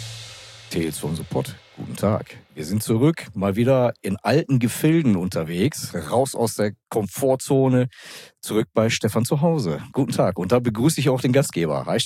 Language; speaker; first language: German; native; German